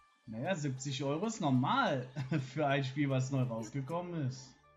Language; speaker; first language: German; native; German